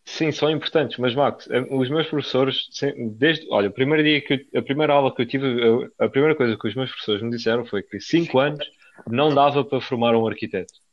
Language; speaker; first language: Portuguese; native; Portuguese